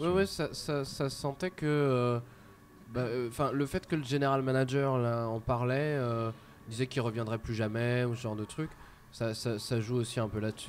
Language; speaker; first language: French; native; French